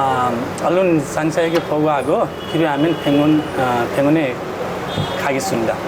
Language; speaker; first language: Korean; non-native, learner; Nepali